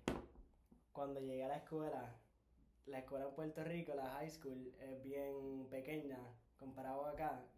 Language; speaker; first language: Spanish; native; Spanish